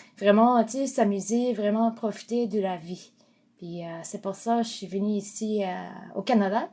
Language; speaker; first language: French; non-native, fluent; Japanese